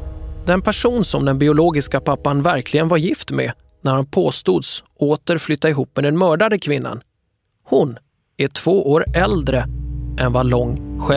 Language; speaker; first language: Swedish; native; Swedish